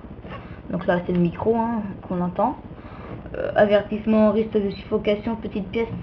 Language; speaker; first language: French; native; French